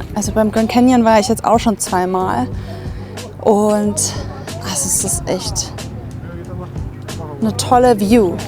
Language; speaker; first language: German; native; German